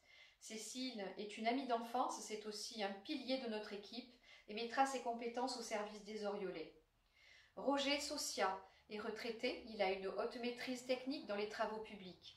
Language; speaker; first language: French; native; French